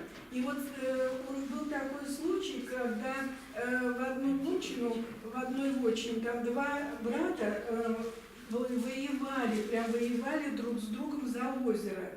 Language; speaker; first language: Russian; native; Russian